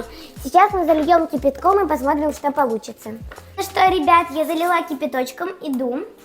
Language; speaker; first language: Russian; native; Russian